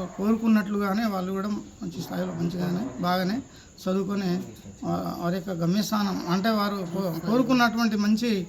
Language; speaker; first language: Telugu; non-native, local second language; Lambadi